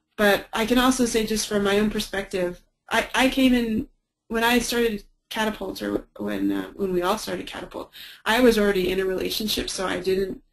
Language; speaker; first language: English; native; English